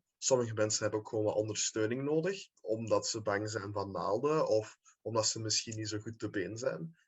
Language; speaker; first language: Dutch; native; Dutch